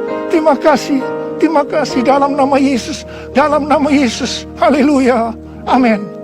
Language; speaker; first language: Indonesian; native; Indonesian